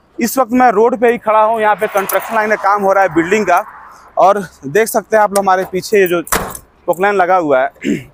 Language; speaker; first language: Hindi; native; Hindi